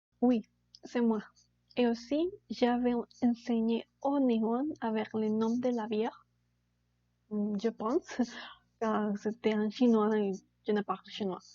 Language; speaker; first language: French; non-native, learner; Spanish